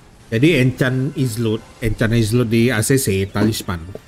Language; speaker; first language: English; non-native, learner; Indonesian